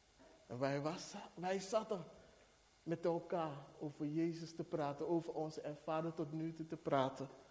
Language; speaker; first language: Dutch; non-native, fluent; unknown